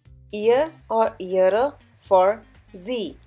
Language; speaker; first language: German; non-native, fluent; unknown